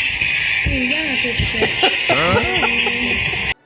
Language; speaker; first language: Chinese; non-native, fluent; Japanese